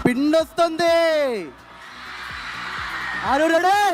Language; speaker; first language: Telugu; native; Telugu